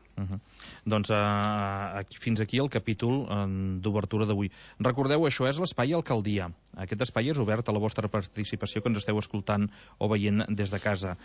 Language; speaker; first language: Catalan; native; Catalan